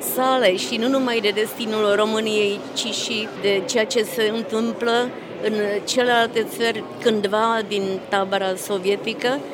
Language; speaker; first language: Romanian; non-native, fluent; Czech